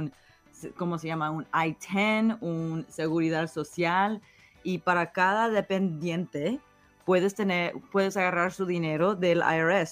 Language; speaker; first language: Spanish; early bilingual, heritage; English